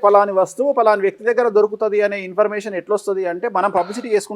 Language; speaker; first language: Telugu; native; Telugu